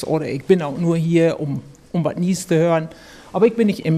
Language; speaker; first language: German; non-native, local second language; Low German